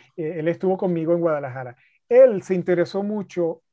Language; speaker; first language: Spanish; native; Spanish